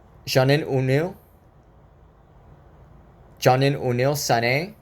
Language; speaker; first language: Korean; non-native, learner; English